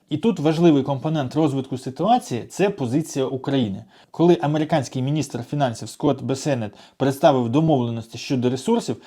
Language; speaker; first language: Ukrainian; non-native, local second language; Russian